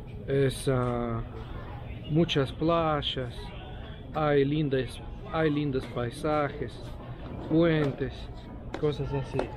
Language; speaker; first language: Spanish; non-native, fluent; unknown